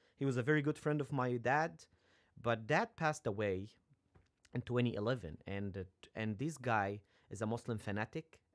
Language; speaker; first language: English; non-native, fluent; Arabic